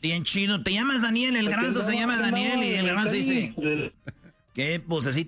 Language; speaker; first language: Spanish; native; Spanish